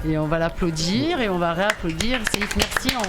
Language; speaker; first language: French; native; French